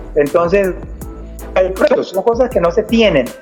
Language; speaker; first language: Spanish; native; Spanish